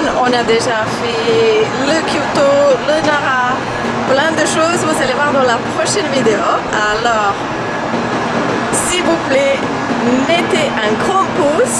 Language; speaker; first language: French; non-native, learner; Croatian